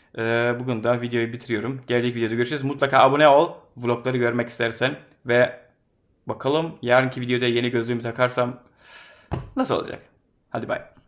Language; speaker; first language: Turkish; early bilingual, heritage; Turkish